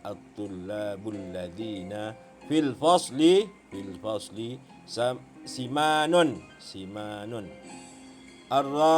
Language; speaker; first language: Arabic; non-native, fluent; Malay